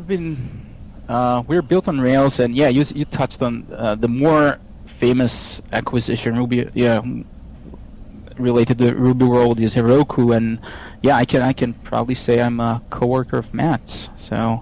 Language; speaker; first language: English; non-native, fluent; Hebrew